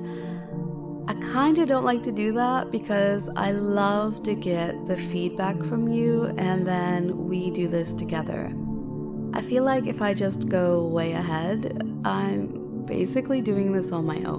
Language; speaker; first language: English; native; English